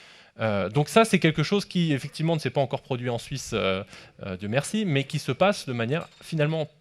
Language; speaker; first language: French; native; French